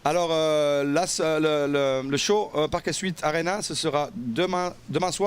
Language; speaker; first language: French; native; French